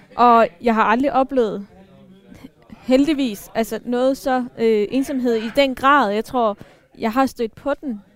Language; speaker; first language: Danish; early bilingual, other home language; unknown